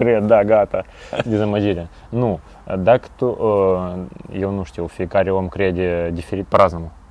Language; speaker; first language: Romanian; non-native, local second language; Russian